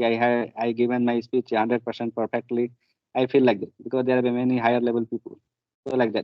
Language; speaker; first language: English; non-native, learner; Hindi